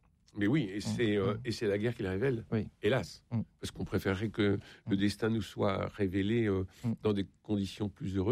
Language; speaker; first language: French; native; French